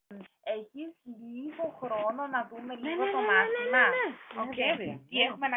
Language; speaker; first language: Greek; non-native, learner; German